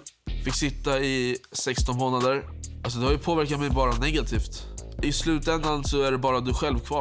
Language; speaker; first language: Swedish; native; Swedish